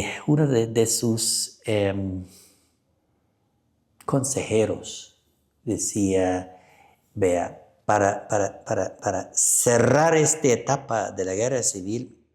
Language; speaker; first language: Spanish; non-native, fluent; English